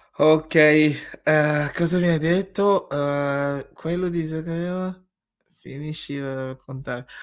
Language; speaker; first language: Italian; non-native, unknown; English